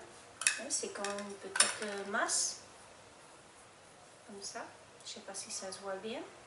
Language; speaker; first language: French; non-native, fluent; Spanish